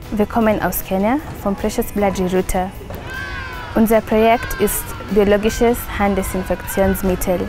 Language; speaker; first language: German; non-native, learner; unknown